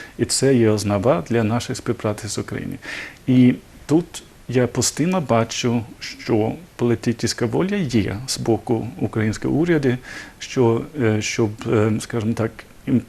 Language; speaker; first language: Ukrainian; non-native, learner; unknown